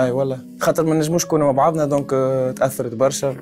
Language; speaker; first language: Arabic; native; Arabic